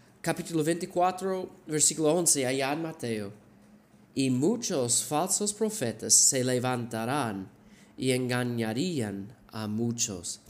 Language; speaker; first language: Spanish; non-native, fluent; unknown